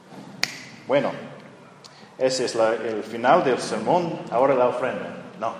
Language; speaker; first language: Spanish; non-native, fluent; English